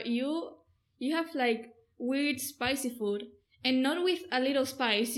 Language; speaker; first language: English; non-native, fluent; Spanish